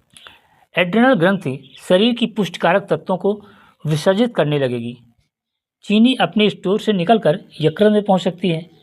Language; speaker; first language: Hindi; native; Hindi